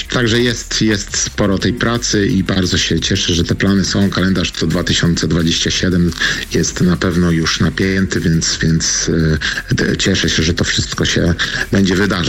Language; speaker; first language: Polish; native; Polish